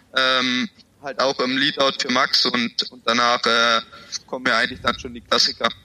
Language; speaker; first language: German; native; German